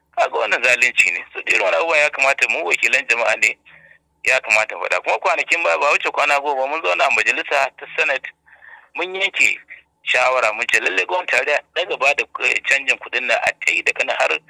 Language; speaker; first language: Hausa; native; Hausa